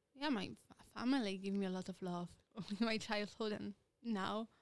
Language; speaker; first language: English; non-native, fluent; Polish